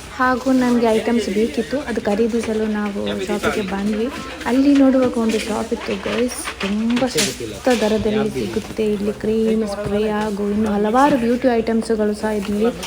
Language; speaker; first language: Kannada; non-native, local second language; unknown